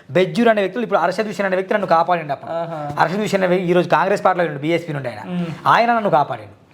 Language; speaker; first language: Telugu; non-native, local second language; Marathi